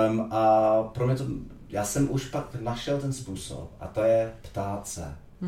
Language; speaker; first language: Czech; non-native, fluent; English